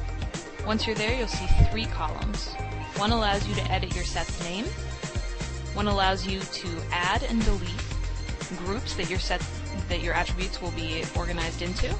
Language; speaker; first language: English; native; English